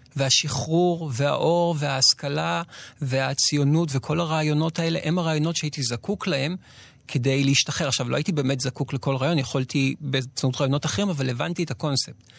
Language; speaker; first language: Hebrew; native; Hebrew